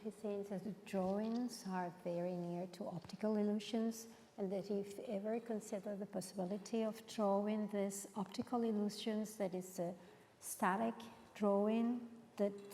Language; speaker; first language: English; non-native, fluent; Spanish